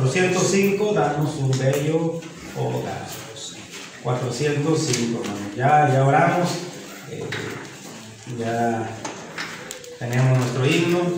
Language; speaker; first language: Spanish; native; Spanish